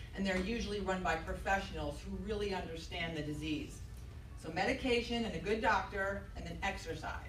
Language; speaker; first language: English; native; English